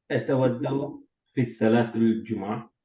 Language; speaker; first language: Arabic; non-native, learner; English